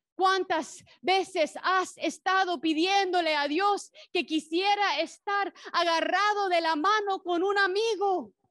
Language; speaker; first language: Spanish; non-native, fluent; English